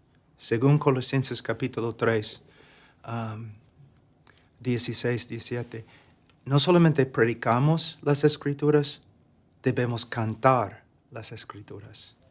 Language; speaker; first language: Spanish; non-native, fluent; English